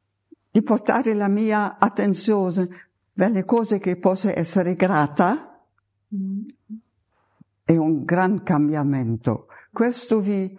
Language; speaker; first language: Italian; non-native, fluent; German